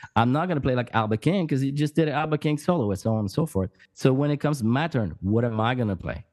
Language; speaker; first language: English; non-native, fluent; French